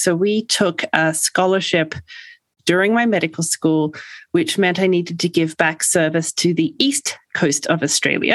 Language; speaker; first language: English; native; English